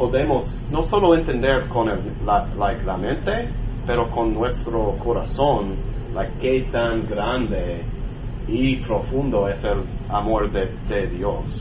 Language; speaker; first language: Spanish; non-native, learner; English